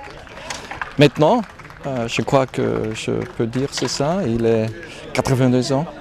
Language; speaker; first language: French; non-native, fluent; German